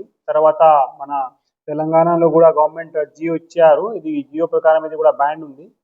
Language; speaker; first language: Telugu; non-native, local second language; Urdu